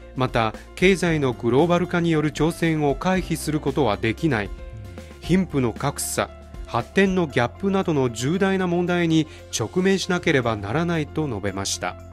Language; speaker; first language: Japanese; non-native, fluent; Chinese